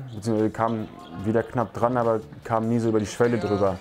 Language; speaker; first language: German; native; German